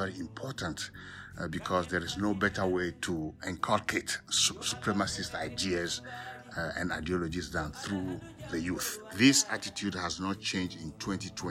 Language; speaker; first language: English; non-native, local second language; Ewe